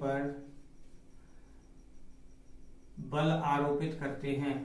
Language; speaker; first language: Hindi; native; Hindi